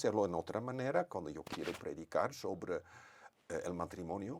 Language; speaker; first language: Spanish; non-native, fluent; Dutch